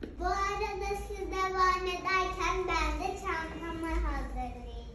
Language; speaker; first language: Turkish; early bilingual, heritage; Turkish